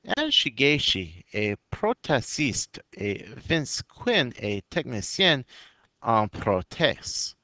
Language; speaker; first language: French; non-native, fluent; English